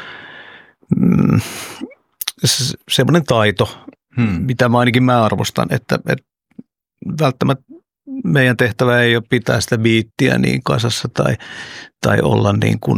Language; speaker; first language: Finnish; early bilingual, other home language; Oromo